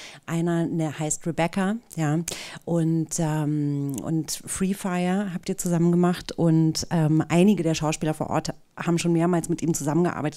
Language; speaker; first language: German; native; German